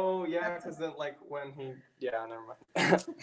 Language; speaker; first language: English; native; English